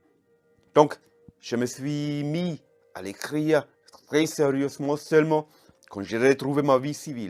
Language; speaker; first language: French; non-native, fluent; German